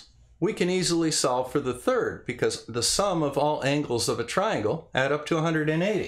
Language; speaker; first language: English; native; English